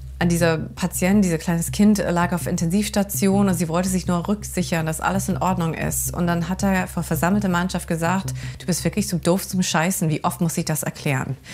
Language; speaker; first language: German; non-native, fluent; English